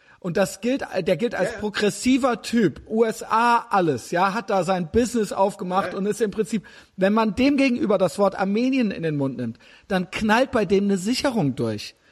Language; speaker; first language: German; native; German